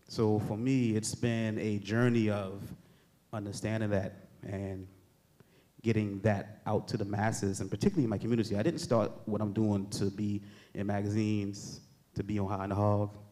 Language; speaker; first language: English; native; English